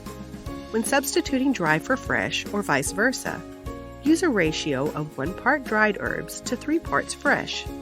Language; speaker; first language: English; native; English